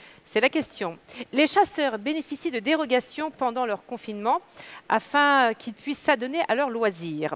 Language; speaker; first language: French; native; French